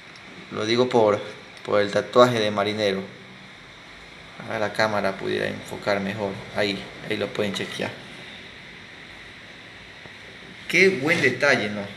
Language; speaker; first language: Spanish; native; Spanish